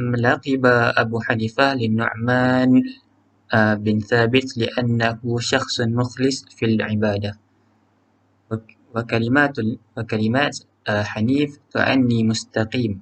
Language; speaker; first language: Arabic; non-native, learner; Malay